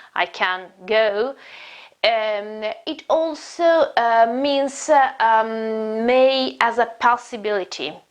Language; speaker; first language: English; non-native, fluent; Italian